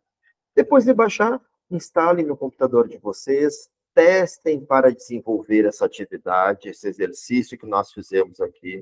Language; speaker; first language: Portuguese; native; Portuguese